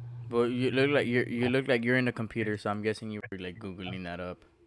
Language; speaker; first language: English; early bilingual, other home language; Spanish